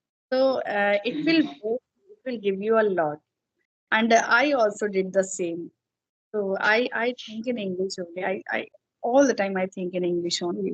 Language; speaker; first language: English; non-native, fluent; Hindi